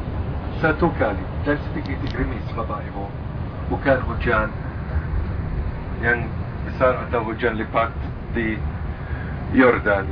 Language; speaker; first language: Indonesian; non-native, fluent; Arabic